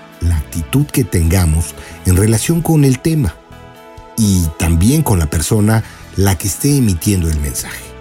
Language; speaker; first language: Spanish; native; Spanish